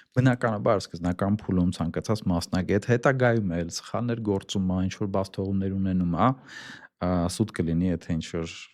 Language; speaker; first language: Armenian; native; Armenian